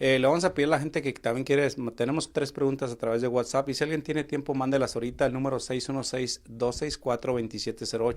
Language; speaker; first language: Spanish; native; Spanish